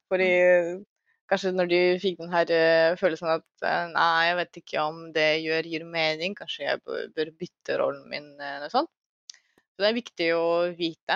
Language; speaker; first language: Norwegian; non-native, fluent; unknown